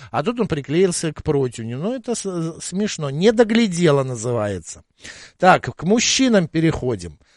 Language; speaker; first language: Russian; native; Russian